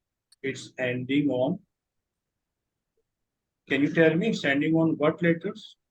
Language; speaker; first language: English; non-native, local second language; Urdu